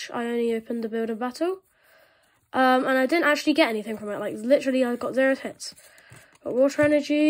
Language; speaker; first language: English; native; English